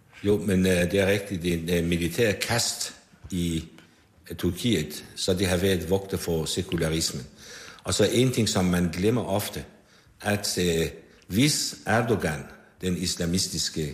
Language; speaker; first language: Danish; non-native, fluent; Persian